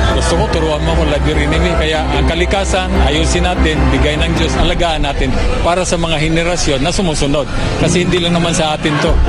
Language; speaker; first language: Filipino; non-native, local second language; Cebuano